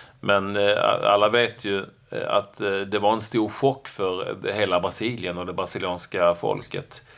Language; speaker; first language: Swedish; native; Swedish